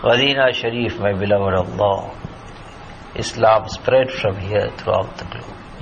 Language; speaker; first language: English; early bilingual, other home language; Urdu